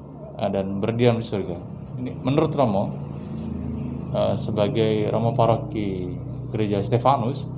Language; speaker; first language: Indonesian; native; Indonesian